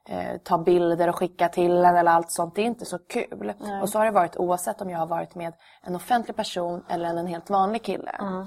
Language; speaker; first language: Swedish; native; Swedish